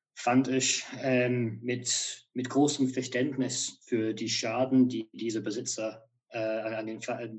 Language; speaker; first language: German; non-native, fluent; English